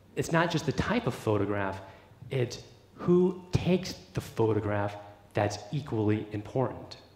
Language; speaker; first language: English; native; English